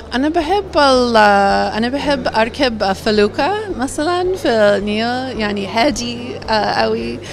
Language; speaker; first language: Egyptian Arabic; non-native, fluent; English